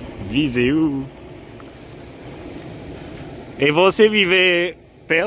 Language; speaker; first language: Portuguese; non-native, learner; French